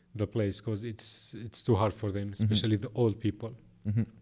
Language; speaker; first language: English; non-native, fluent; Arabic